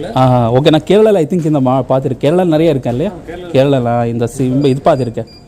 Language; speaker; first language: Tamil; non-native, learner; Kannada